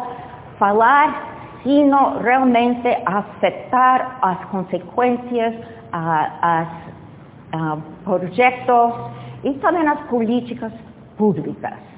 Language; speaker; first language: Portuguese; non-native, fluent; English